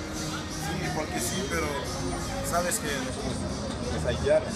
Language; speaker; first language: Spanish; non-native, learner; Haitian Creole